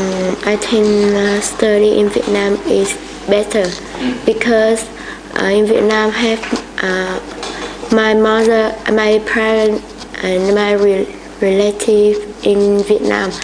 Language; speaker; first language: English; non-native, learner; Vietnamese